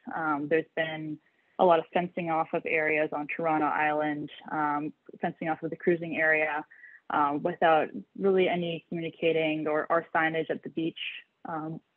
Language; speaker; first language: English; native; English